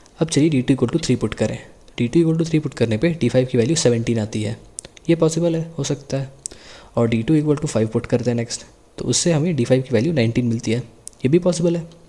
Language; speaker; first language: Hindi; native; Hindi